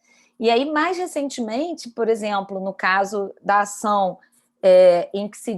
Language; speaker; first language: Portuguese; native; Portuguese